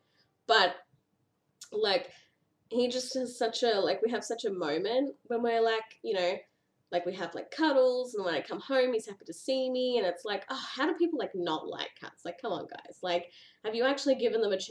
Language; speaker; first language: English; native; English